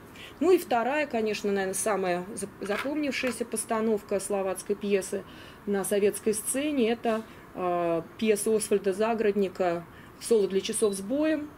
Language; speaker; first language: Russian; native; Russian